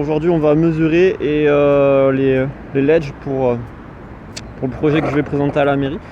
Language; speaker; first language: French; native; French